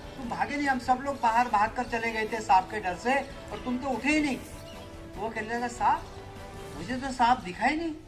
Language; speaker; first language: Hindi; native; Hindi